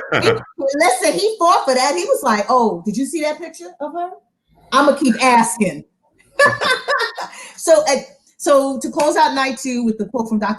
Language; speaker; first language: English; native; English